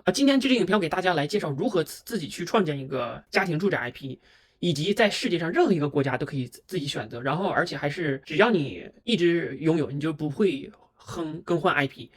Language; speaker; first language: Chinese; native; Chinese